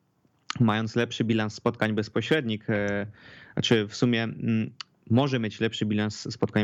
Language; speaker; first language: Polish; native; Polish